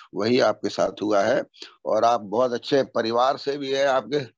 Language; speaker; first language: Hindi; native; Hindi